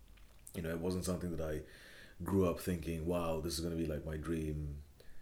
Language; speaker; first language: English; non-native, local second language; Bangla